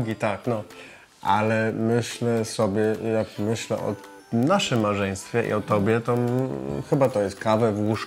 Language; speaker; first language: Polish; non-native, fluent; English